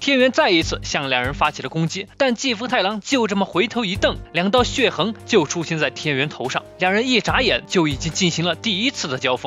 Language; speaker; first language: Chinese; native; Chinese